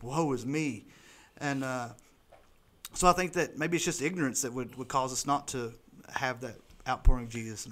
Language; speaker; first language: English; native; English